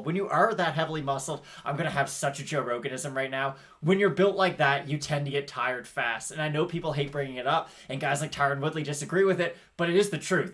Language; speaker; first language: English; native; English